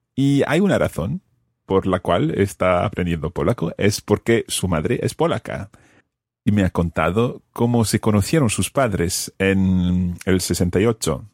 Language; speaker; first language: Spanish; non-native, fluent; English